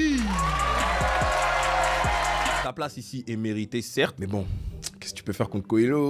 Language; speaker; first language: French; native; French